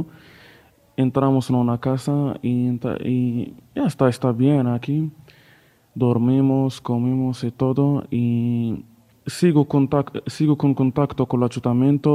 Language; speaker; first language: Spanish; non-native, learner; Arabic